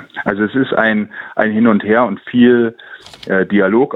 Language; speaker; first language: German; native; German